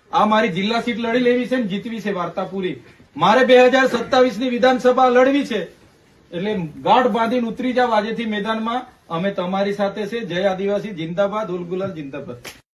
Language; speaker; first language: Gujarati; non-native, local second language; Vasavi